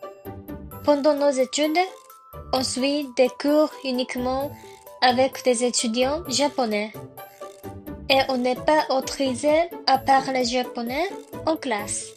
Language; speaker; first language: French; non-native, learner; Japanese